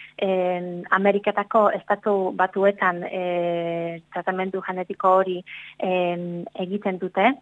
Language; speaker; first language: Basque; non-native, learner; Polish